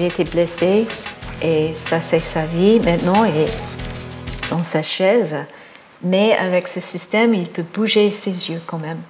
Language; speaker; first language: French; non-native, fluent; English